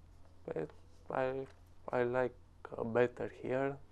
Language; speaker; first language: English; non-native, learner; Romanian